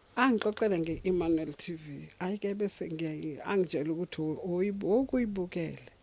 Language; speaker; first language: Zulu; native; Zulu